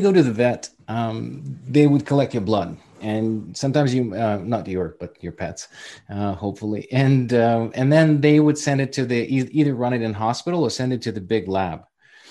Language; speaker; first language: English; non-native, fluent; Ukrainian